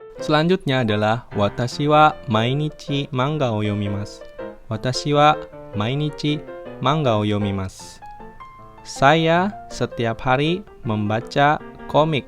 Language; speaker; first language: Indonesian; native; Indonesian